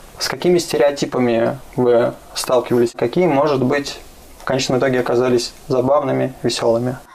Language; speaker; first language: Russian; native; Russian